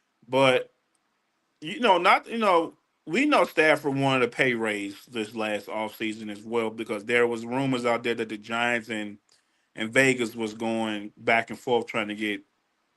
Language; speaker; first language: English; native; English